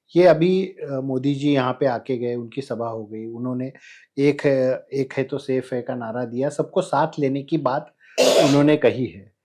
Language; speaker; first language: Hindi; non-native, local second language; Marathi